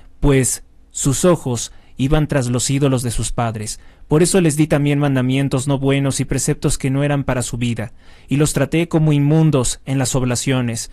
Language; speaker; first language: Spanish; native; Spanish